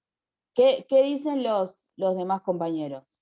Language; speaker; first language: Spanish; native; Spanish